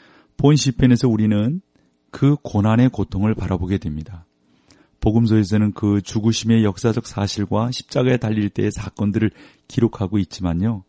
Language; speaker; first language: Korean; native; Korean